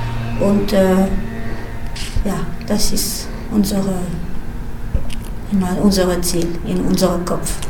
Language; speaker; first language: German; non-native, learner; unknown